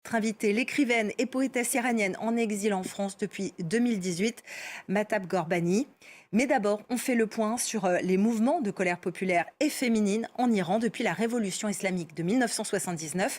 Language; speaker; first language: French; native; French